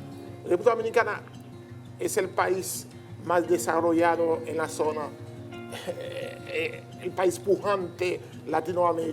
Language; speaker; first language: Spanish; non-native, learner; Haitian Creole